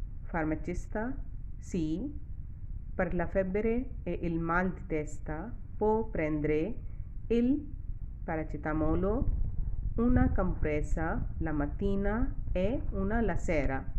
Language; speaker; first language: Italian; non-native, fluent; Urdu